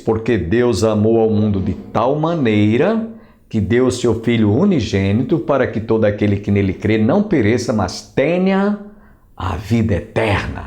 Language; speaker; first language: Portuguese; native; Portuguese